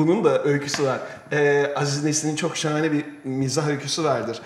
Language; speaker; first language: Turkish; native; Turkish